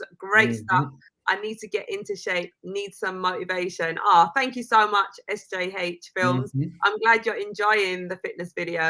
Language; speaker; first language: English; native; English